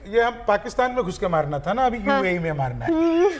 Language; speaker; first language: Hindi; native; Hindi